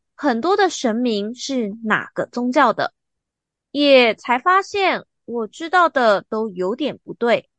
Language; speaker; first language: Chinese; native; Chinese